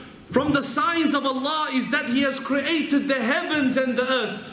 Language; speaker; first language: English; native; English